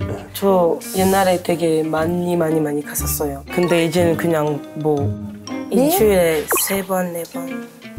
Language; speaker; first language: Korean; non-native, learner; French